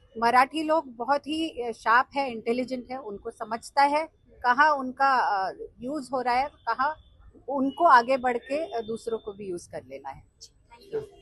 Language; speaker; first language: Hindi; non-native, local second language; Marathi